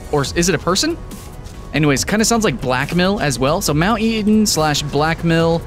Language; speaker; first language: English; native; English